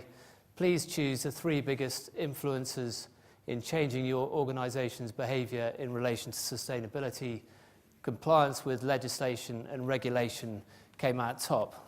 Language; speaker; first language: English; native; English